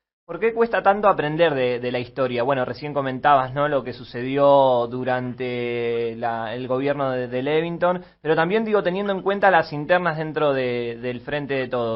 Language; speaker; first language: Spanish; native; Spanish